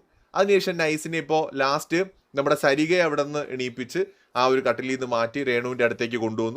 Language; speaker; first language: Malayalam; native; Malayalam